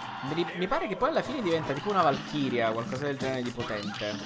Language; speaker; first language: Italian; native; Italian